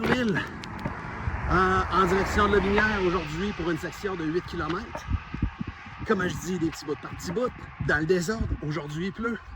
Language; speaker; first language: French; native; French